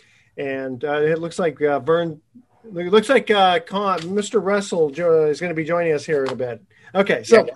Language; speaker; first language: English; native; English